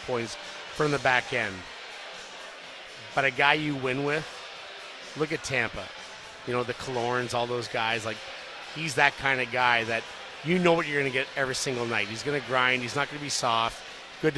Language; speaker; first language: English; native; English